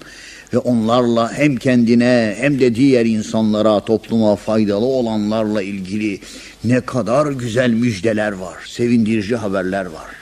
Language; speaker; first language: Turkish; native; Turkish